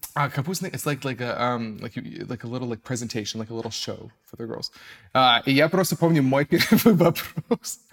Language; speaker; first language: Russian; non-native, fluent; English